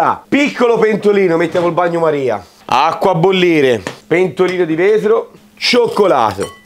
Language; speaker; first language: Italian; native; Italian